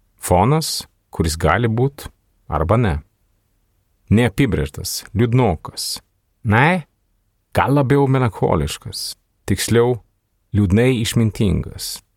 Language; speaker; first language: Lithuanian; non-native, fluent; Swedish